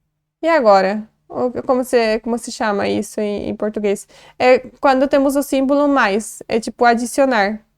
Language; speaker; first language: Portuguese; non-native, fluent; Polish